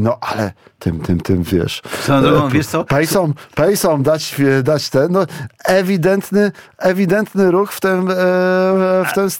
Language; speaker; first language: Polish; native; Polish